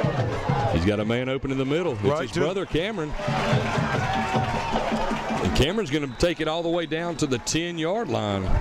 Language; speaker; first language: English; native; English